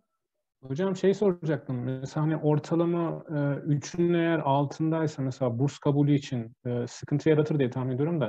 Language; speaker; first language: Turkish; native; Turkish